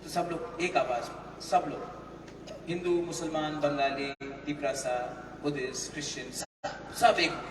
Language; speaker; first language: Hindi; non-native, local second language; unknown